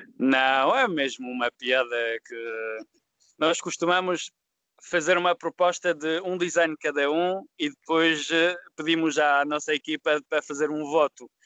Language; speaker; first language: Portuguese; early bilingual, heritage; Portuguese